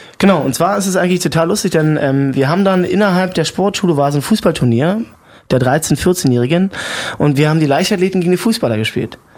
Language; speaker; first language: German; native; German